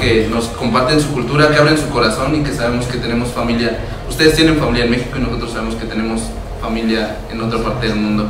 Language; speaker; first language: Spanish; native; Spanish